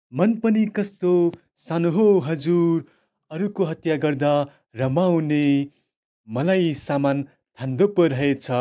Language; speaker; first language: Nepali; non-native, local second language; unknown